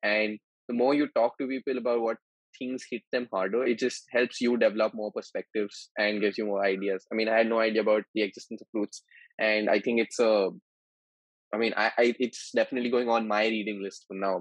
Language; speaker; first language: English; non-native, local second language; Hindi